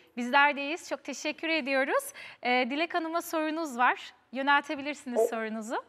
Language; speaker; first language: Turkish; early bilingual, heritage; Turkish